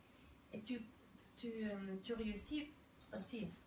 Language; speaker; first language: French; non-native, fluent; Spanish